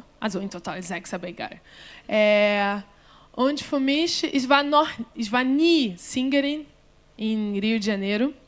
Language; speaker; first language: German; non-native, learner; Portuguese